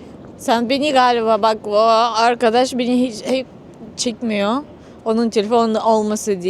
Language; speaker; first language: Turkish; non-native, learner; Russian